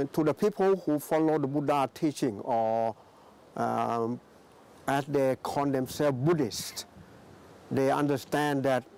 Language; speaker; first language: English; non-native, fluent; Thai